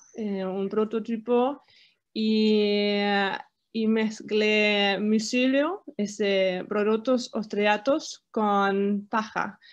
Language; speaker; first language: Spanish; non-native, fluent; German